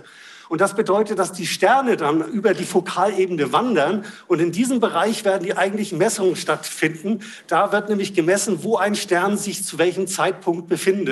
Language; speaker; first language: German; native; German